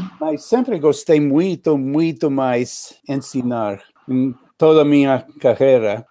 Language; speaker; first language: Portuguese; non-native, learner; English